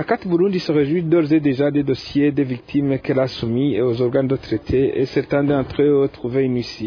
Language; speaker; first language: French; non-native, local second language; Rundi